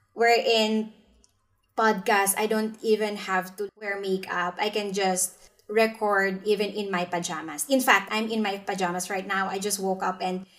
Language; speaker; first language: English; non-native, local second language; Filipino